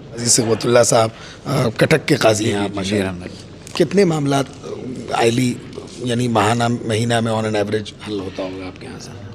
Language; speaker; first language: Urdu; native; Urdu